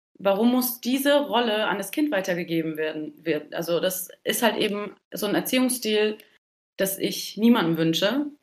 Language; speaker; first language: German; early bilingual, other home language; Turkish